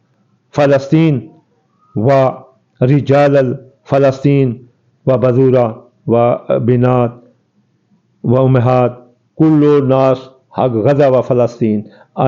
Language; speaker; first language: Arabic; non-native, learner; Urdu